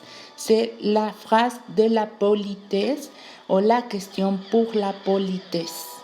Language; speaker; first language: French; non-native, learner; Spanish